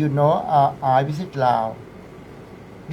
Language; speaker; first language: English; non-native, learner; Thai